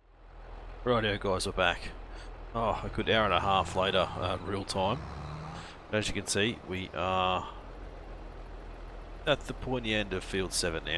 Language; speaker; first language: English; native; English